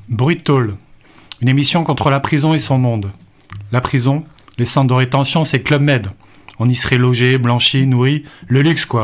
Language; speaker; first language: French; native; French